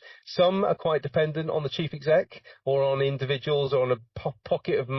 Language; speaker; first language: English; native; English